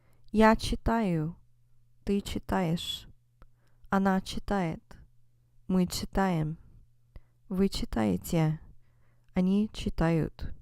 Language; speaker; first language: Russian; non-native, fluent; English